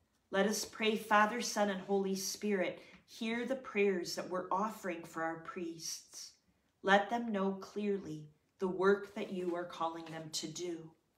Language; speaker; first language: English; native; English